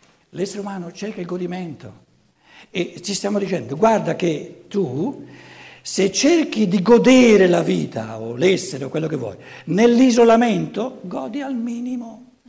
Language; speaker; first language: Italian; native; Italian